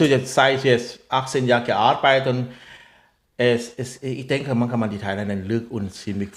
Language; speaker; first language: German; non-native, learner; Thai